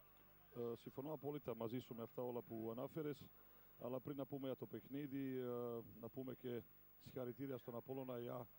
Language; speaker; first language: Greek; non-native, fluent; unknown